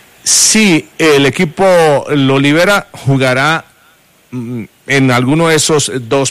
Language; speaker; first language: Spanish; native; Spanish